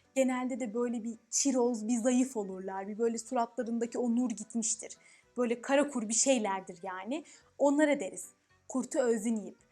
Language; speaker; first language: Turkish; early bilingual, heritage; Arabic